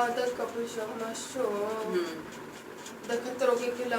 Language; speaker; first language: English; non-native, local second language; Hindi